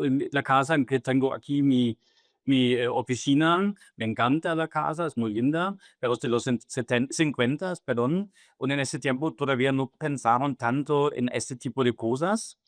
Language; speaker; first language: Spanish; non-native, fluent; German